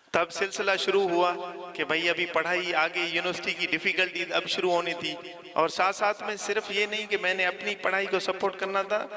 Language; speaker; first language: Urdu; non-native, local second language; Saraiki